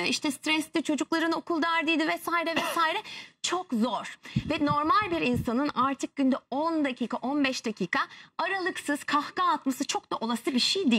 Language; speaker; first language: Turkish; native; Turkish